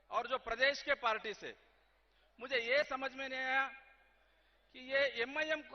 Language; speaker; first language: Hindi; non-native, local second language; Telugu